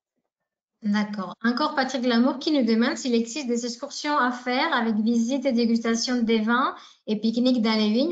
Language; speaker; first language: French; native; French